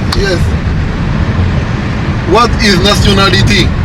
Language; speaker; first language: English; non-native, learner; French